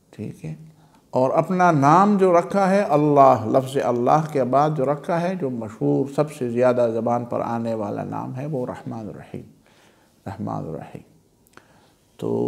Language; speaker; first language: Urdu; non-native, local second language; Pashto